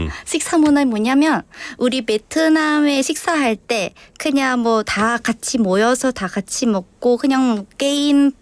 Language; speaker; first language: Korean; non-native, learner; Vietnamese